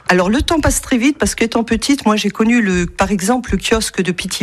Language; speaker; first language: French; native; French